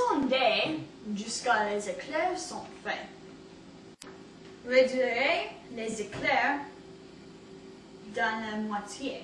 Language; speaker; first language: French; non-native, learner; English